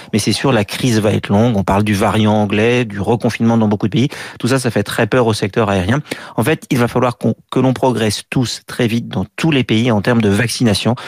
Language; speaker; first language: French; native; French